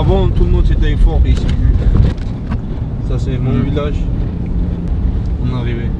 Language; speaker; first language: French; non-native, learner; Georgian